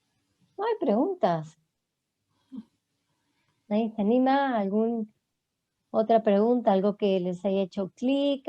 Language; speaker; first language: Spanish; native; Spanish